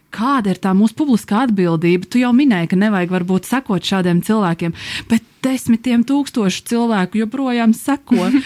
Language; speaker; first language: Latvian; native; Latvian